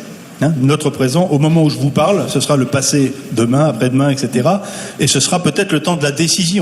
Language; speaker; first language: French; native; French